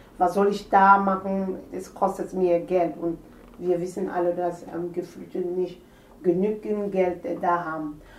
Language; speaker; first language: German; non-native, fluent; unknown